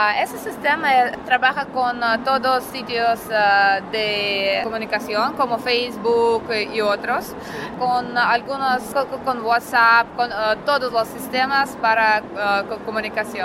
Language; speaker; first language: Spanish; non-native, learner; Russian